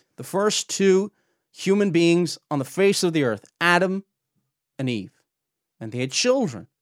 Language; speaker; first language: English; native; English